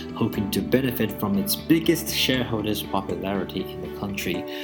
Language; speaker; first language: English; non-native, fluent; Chinese